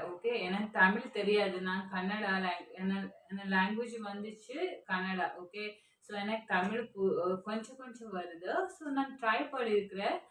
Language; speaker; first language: Tamil; non-native, learner; Kannada